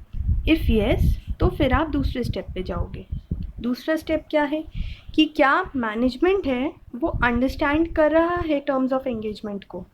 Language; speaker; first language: Hindi; native; Hindi